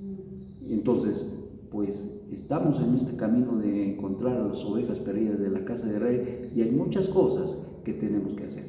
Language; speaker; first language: Spanish; native; Spanish